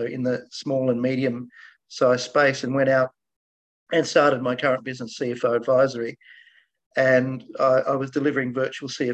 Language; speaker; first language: English; native; English